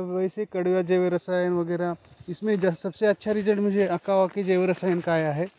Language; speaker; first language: Hindi; non-native, local second language; Marathi